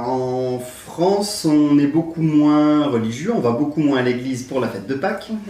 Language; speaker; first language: French; native; French